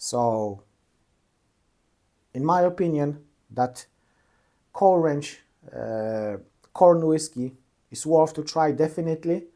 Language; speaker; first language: English; non-native, fluent; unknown